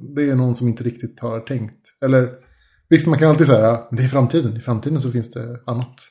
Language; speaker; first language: Swedish; early bilingual, other home language; Spanish